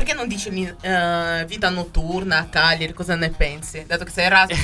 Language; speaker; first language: Italian; native; Italian